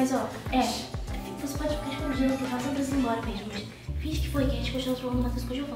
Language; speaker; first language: Portuguese; native; Portuguese